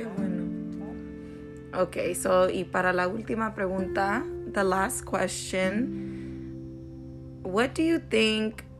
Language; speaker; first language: Spanish; early bilingual, heritage; Spanish